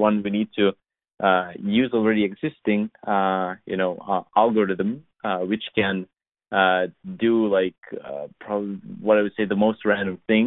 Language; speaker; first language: English; non-native, fluent; Lithuanian